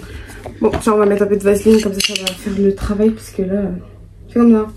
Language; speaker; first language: French; native; French